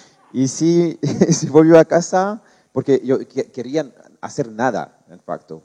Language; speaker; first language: Spanish; non-native, learner; French